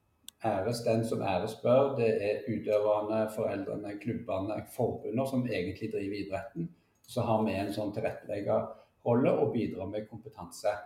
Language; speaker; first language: Norwegian; native; Norwegian